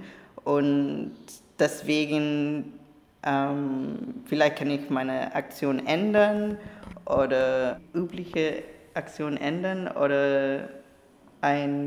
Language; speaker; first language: German; non-native, learner; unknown